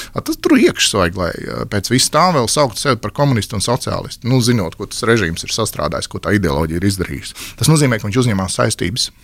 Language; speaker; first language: Latvian; native; Latvian